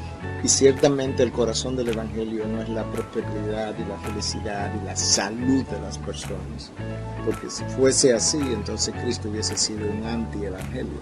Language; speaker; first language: Spanish; native; Spanish